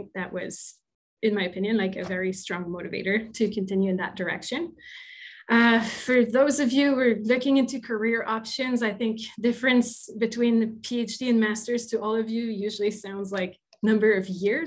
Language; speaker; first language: English; non-native, fluent; French